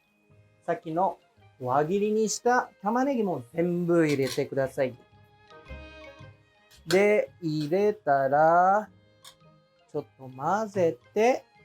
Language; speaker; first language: Japanese; non-native, fluent; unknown